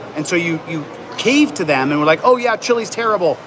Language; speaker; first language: English; native; English